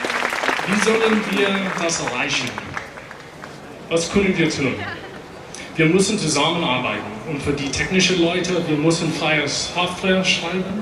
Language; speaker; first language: German; non-native, learner; English